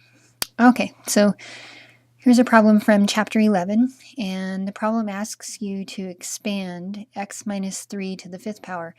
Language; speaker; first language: English; native; English